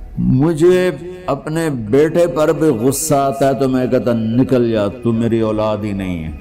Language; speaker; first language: Urdu; non-native, local second language; Punjabi